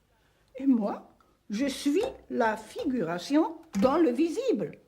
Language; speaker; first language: French; non-native, fluent; Hungarian